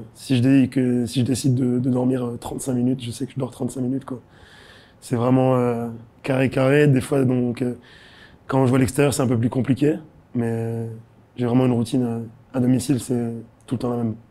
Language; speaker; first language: French; native; French